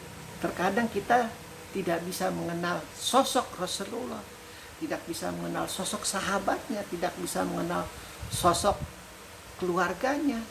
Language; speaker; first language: Indonesian; native; Indonesian